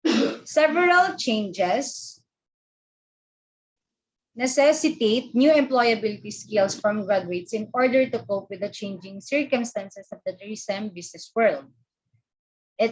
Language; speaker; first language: English; non-native, local second language; Filipino